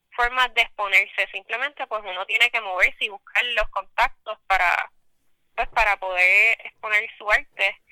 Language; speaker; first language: Spanish; native; Spanish